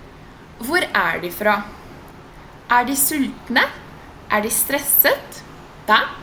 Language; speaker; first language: Norwegian; non-native, fluent; Portuguese